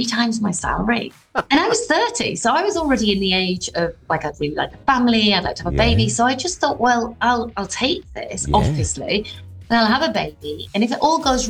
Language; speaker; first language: English; native; English